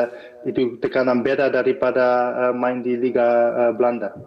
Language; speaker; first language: Indonesian; non-native, fluent; Dutch